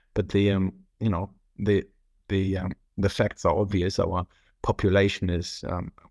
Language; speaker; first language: English; non-native, fluent; German